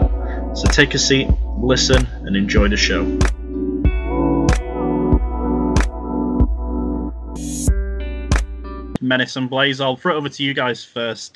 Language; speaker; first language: English; native; English